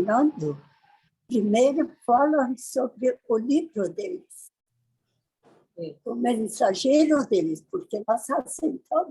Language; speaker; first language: Portuguese; non-native, learner; Persian